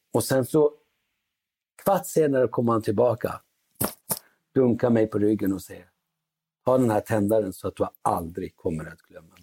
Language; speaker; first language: Swedish; early bilingual, other home language; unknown